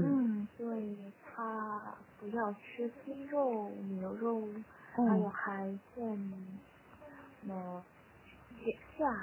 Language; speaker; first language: Chinese; non-native, learner; Korean